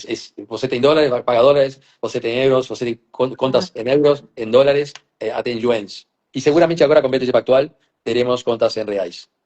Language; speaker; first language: Portuguese; non-native, fluent; Spanish